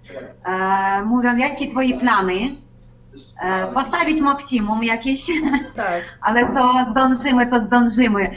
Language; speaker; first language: Polish; non-native, learner; Ukrainian